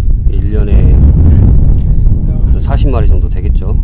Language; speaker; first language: Korean; native; Korean